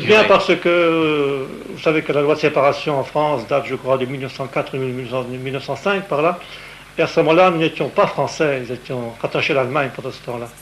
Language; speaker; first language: French; native; French